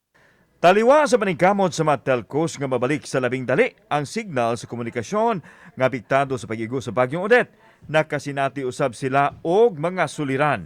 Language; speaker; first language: Cebuano; native; Cebuano